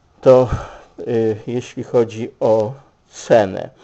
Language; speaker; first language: Polish; native; Polish